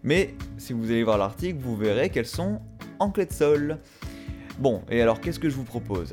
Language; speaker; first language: French; native; French